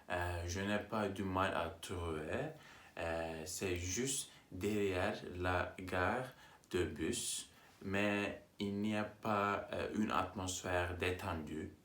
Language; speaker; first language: French; non-native, learner; Turkish